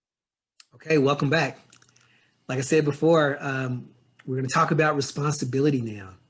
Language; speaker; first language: English; native; English